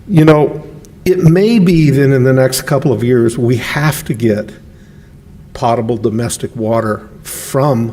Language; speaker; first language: English; native; English